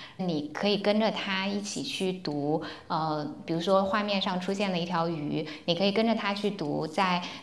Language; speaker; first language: Chinese; native; Chinese